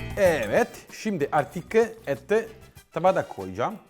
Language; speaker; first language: Turkish; non-native, learner; Italian